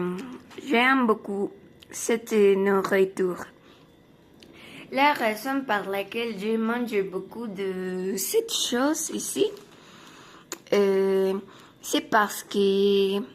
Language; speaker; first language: French; non-native, learner; Spanish